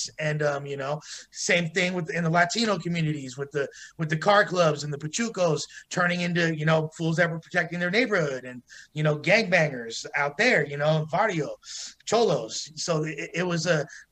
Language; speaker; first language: English; native; English